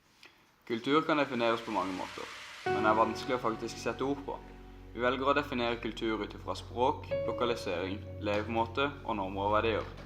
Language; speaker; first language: Norwegian; native; Norwegian